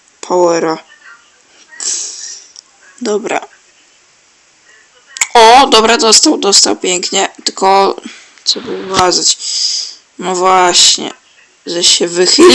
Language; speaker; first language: Polish; native; Polish